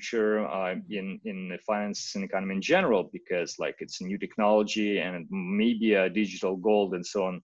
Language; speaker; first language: English; non-native, fluent; Russian